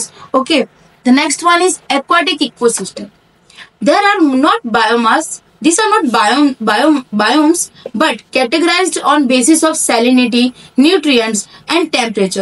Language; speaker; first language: English; non-native, local second language; Hindi